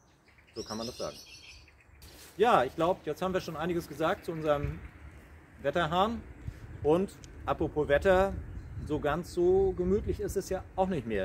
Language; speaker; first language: German; native; German